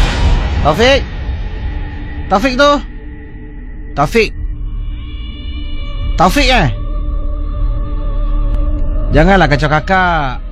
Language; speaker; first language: Malay; native; Malay